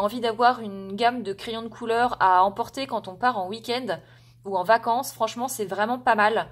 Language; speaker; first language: French; native; French